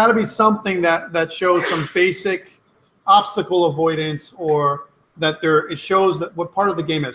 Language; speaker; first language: English; native; English